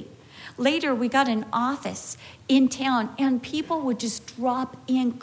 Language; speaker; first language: English; native; English